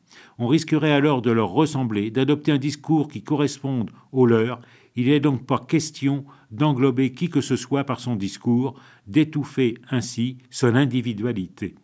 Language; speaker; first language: French; native; French